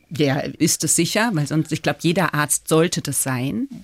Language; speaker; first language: German; native; German